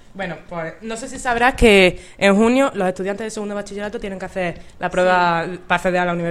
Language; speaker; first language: Spanish; native; Spanish